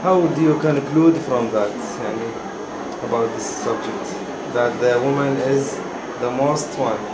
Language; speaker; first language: English; non-native, learner; Arabic